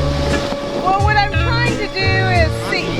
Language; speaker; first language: English; native; English